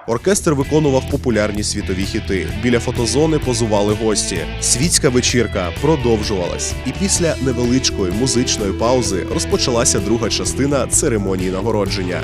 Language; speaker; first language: Ukrainian; native; Ukrainian